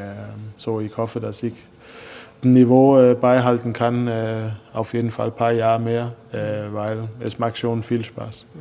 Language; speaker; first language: German; non-native, fluent; Danish